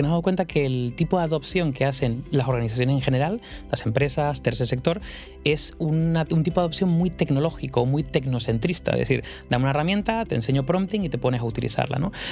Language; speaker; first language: Spanish; native; Spanish